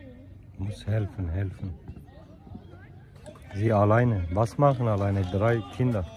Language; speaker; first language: German; non-native, learner; Turkish